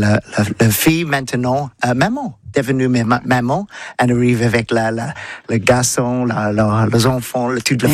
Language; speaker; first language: French; non-native, learner; English